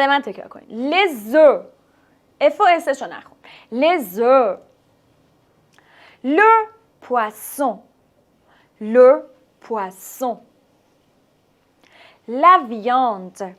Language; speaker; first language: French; non-native, fluent; Persian